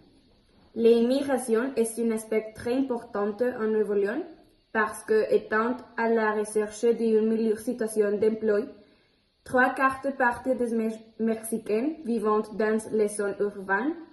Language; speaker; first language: French; non-native, learner; Spanish